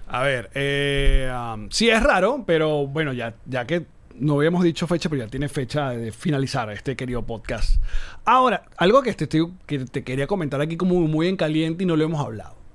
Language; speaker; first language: Spanish; native; Spanish